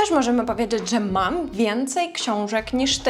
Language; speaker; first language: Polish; non-native, fluent; Ukrainian